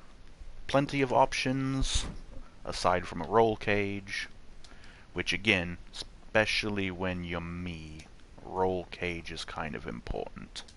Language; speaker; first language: English; native; English